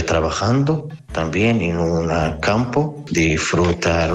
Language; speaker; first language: Spanish; non-native, learner; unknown